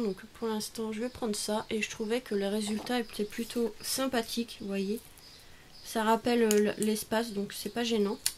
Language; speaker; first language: French; native; French